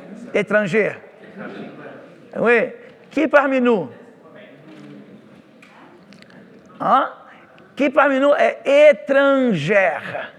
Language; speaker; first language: French; non-native, fluent; Portuguese